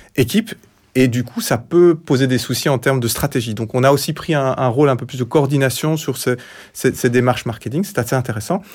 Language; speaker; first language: French; native; French